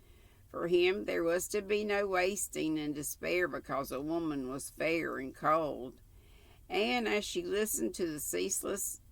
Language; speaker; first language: English; native; English